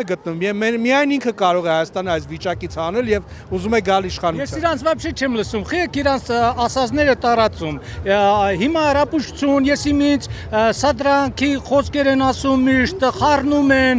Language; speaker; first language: Armenian; native; Armenian